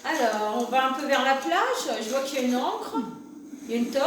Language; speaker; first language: French; native; French